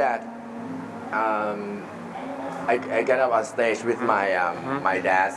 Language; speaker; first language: English; non-native, fluent; Thai